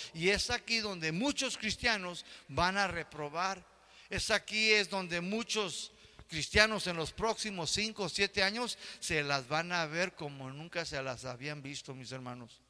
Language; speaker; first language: Spanish; early bilingual, heritage; Spanish